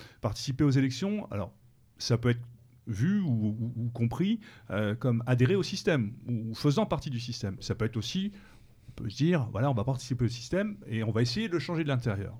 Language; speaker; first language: French; native; French